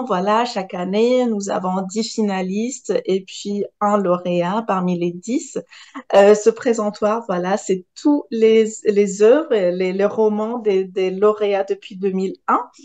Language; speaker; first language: French; non-native, local second language; Arabic